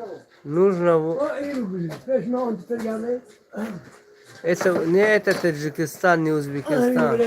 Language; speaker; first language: Russian; non-native, local second language; Tajik